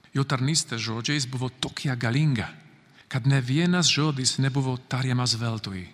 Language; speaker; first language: Lithuanian; non-native, learner; Slovak